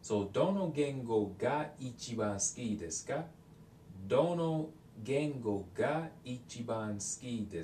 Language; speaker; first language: Japanese; non-native, learner; English